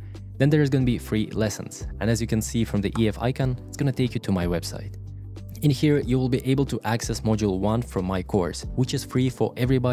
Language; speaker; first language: English; non-native, fluent; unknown